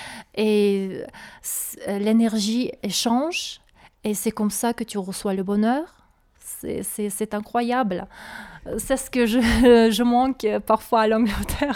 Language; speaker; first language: French; non-native, learner; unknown